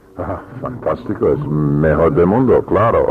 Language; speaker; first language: Spanish; non-native, learner; English